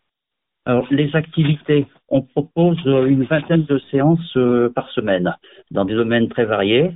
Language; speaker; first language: French; native; French